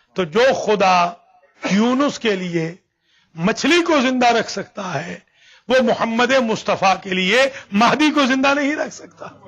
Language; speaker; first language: Urdu; native; Urdu